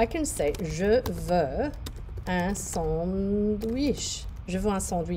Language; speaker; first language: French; non-native, fluent; English